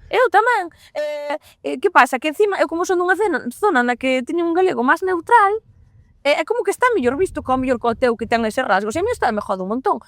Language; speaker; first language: Galician; native; Galician